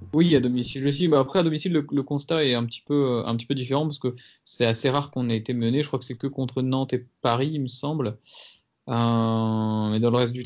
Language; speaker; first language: French; native; French